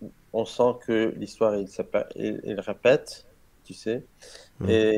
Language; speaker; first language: French; non-native, learner; Arabic